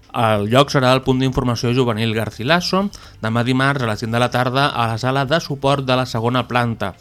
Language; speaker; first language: Catalan; native; Catalan